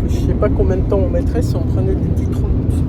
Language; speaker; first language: French; native; French